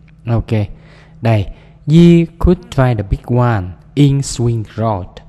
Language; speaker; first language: English; non-native, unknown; Vietnamese